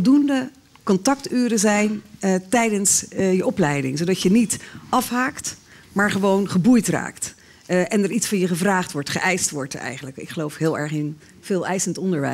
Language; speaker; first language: Dutch; native; Dutch